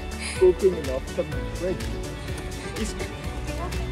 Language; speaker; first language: English; non-native, learner; Indonesian